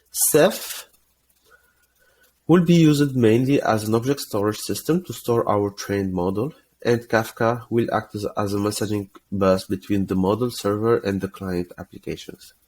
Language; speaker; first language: English; non-native, fluent; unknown